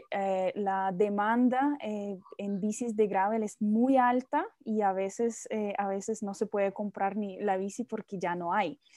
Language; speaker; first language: Spanish; non-native, fluent; Russian